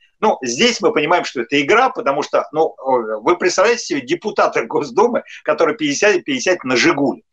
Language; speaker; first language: Russian; native; Russian